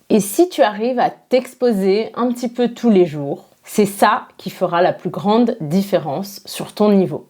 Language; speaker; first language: French; native; French